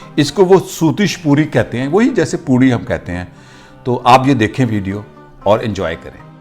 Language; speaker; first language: Hindi; non-native, local second language; Punjabi